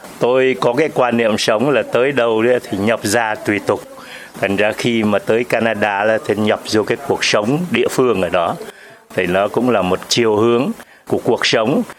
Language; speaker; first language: Vietnamese; native; Vietnamese